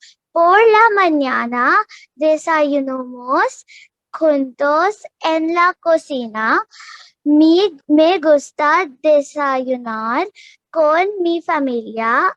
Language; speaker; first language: Spanish; non-native, learner; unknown